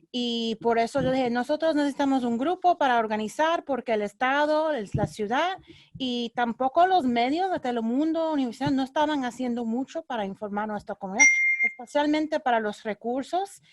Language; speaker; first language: Spanish; early bilingual, heritage; Spanish